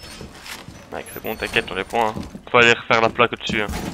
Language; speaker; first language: French; native; French